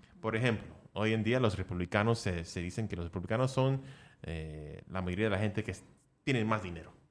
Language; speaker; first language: Spanish; early bilingual, heritage; Spanish